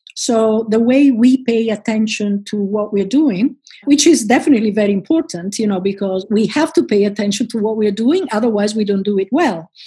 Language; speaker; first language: English; non-native, fluent; Italian